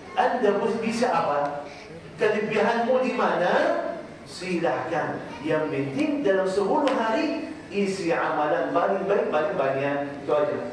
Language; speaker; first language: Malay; non-native, fluent; Arabic